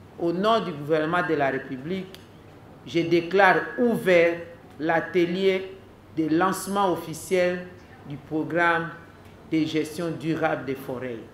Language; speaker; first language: French; non-native, local second language; Lingala